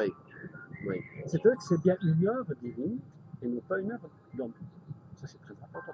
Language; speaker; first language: French; native; French